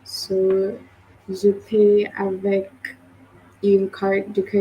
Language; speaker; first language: French; non-native, learner; English